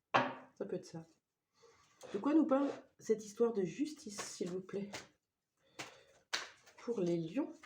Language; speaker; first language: French; native; French